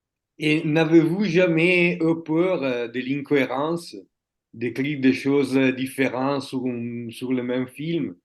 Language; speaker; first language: French; non-native, fluent; Italian